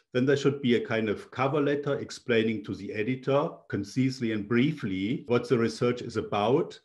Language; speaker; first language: English; non-native, fluent; German